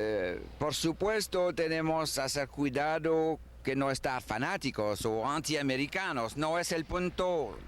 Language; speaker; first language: Spanish; non-native, learner; French